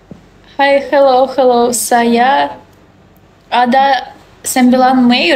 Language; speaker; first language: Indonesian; non-native, learner; Russian